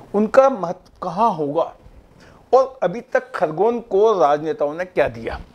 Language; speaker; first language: Hindi; native; Hindi